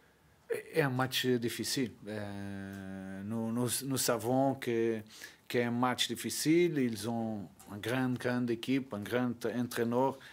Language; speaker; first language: French; non-native, learner; Portuguese